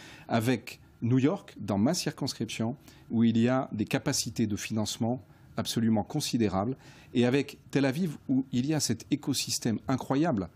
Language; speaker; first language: French; native; French